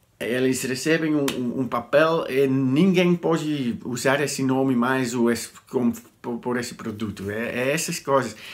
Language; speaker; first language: Portuguese; non-native, learner; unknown